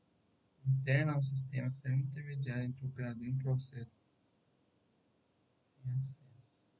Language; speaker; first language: Portuguese; native; Portuguese